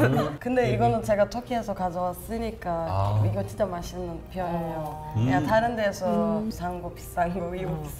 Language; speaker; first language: Korean; non-native, fluent; Turkish